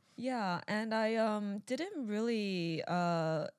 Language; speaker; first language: English; early bilingual, other home language; Chinese